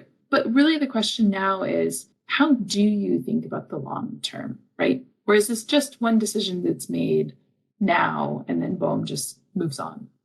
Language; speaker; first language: English; native; English